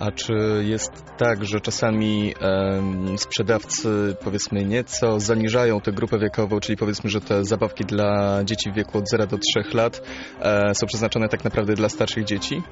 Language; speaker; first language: Polish; native; Polish